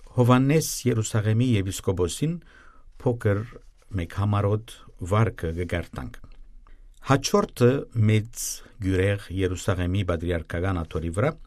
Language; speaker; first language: Armenian; native; Armenian